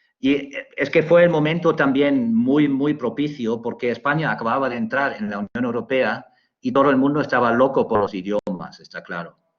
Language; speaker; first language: Spanish; non-native, fluent; German